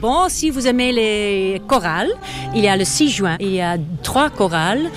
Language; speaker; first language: French; non-native, fluent; Dutch